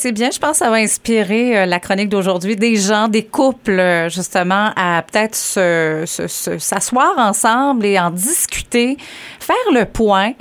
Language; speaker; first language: French; native; French